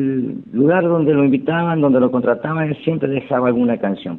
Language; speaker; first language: Spanish; native; Spanish